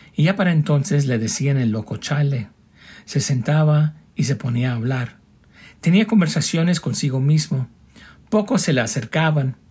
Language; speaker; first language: Spanish; early bilingual, heritage; Spanish